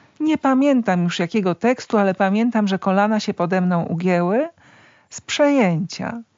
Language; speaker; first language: Polish; native; Polish